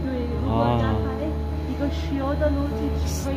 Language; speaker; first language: Chinese; non-native, learner; Persian